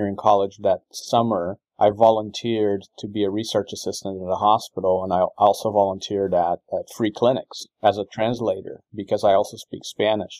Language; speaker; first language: English; non-native, fluent; Portuguese